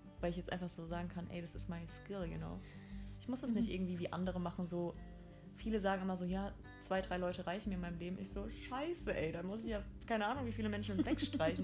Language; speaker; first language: German; native; German